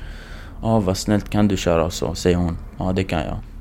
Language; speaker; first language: Swedish; non-native, fluent; Kurdish